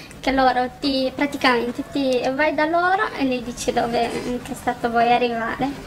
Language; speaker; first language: Italian; non-native, fluent; Romanian